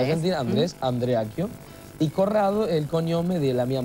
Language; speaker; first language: Italian; non-native, learner; Spanish